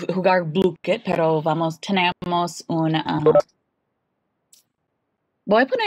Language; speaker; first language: Spanish; non-native, fluent; English